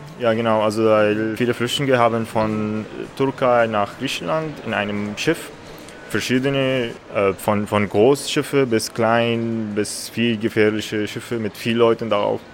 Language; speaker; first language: German; non-native, learner; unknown